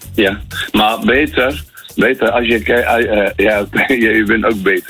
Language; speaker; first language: Dutch; non-native, learner; Arabic